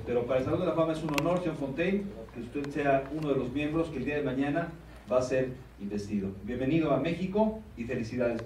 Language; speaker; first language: Spanish; native; Spanish